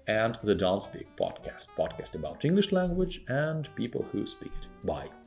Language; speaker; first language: English; non-native, fluent; Russian